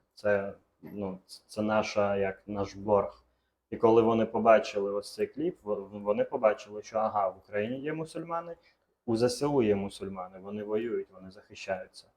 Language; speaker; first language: Ukrainian; non-native, local second language; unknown